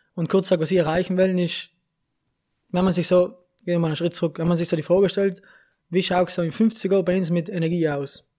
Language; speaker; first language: German; native; German